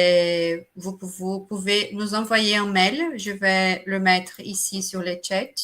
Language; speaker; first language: French; non-native, fluent; Portuguese